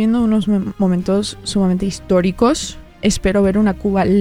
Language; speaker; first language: Spanish; early bilingual, heritage; Spanish